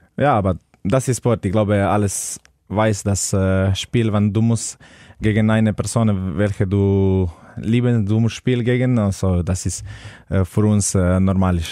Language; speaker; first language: German; non-native, learner; Slovenian